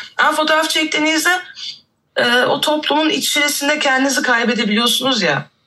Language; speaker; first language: Turkish; early bilingual, heritage; Turkish